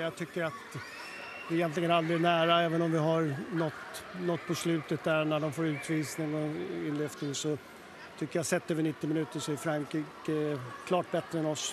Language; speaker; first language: Swedish; native; Swedish